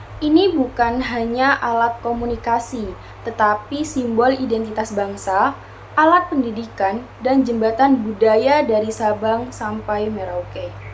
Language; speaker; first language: Indonesian; native; Indonesian